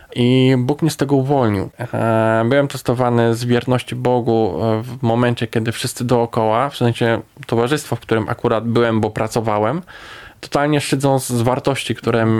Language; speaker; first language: Polish; native; Polish